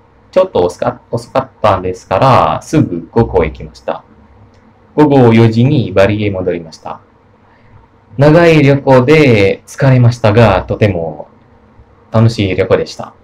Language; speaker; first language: Japanese; non-native, learner; Indonesian